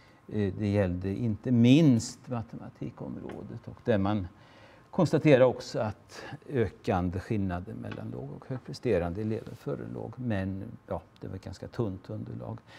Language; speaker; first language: Swedish; native; Swedish